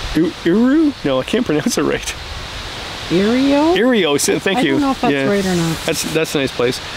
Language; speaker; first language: English; native; English